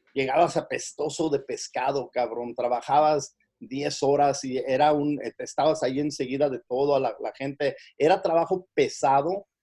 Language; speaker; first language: Spanish; early bilingual, heritage; Spanish